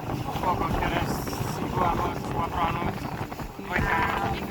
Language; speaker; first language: Portuguese; non-native, learner; Nepali